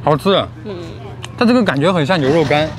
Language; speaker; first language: Chinese; native; Chinese